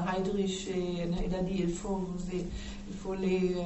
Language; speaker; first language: French; non-native, fluent; German